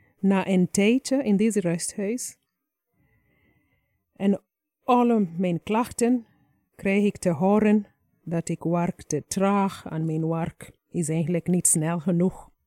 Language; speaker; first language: Dutch; non-native, fluent; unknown